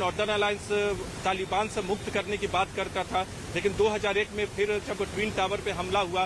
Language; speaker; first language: Hindi; native; Hindi